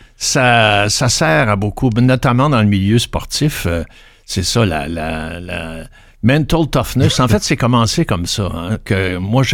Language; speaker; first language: French; native; French